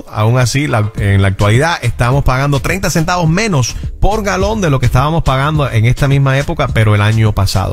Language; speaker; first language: Spanish; native; Spanish